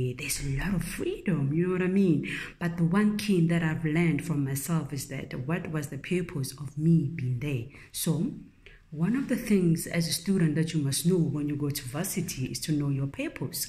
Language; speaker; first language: English; non-native, local second language; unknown